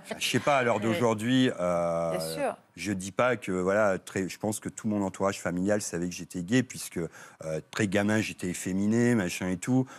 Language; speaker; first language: French; native; French